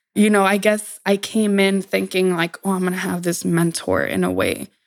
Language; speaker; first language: English; early bilingual, other home language; Spanish